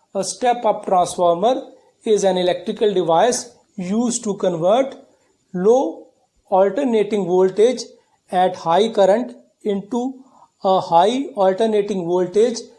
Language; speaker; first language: English; non-native, local second language; Punjabi